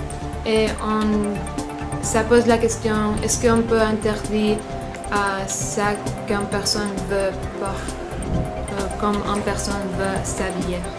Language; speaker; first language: French; non-native, learner; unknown